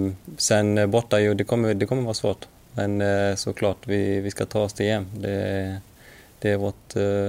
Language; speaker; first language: Swedish; non-native, fluent; Icelandic